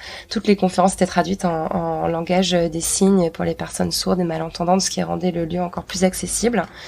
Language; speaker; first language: French; native; French